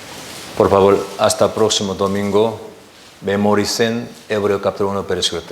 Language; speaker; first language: Spanish; non-native, learner; Korean